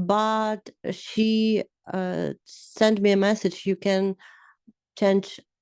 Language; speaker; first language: English; non-native, learner; Ukrainian